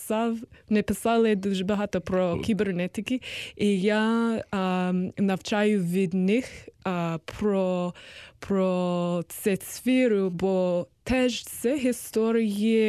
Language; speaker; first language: Ukrainian; non-native, learner; English